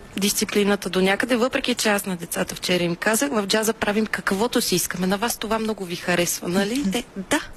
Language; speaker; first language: Bulgarian; native; Bulgarian